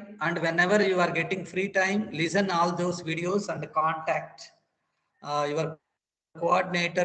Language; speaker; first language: English; non-native, local second language; Telugu